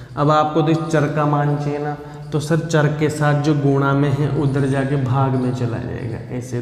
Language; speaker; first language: Hindi; native; Hindi